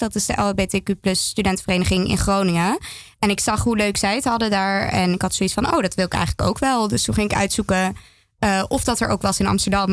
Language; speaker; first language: Dutch; native; Dutch